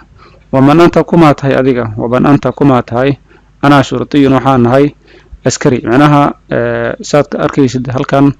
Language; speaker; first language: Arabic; non-native, fluent; Somali